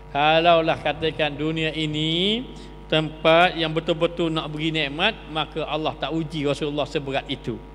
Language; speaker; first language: Malay; native; Malay